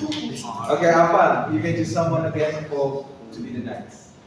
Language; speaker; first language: English; non-native, fluent; Indonesian